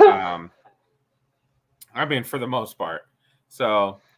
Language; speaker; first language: English; native; English